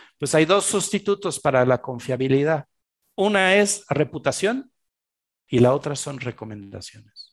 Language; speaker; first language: Spanish; non-native, fluent; French